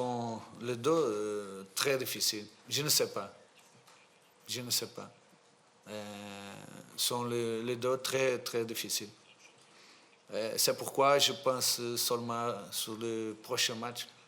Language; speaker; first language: French; non-native, fluent; Portuguese